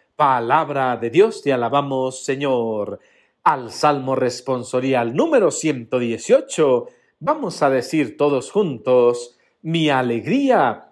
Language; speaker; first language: Spanish; native; Spanish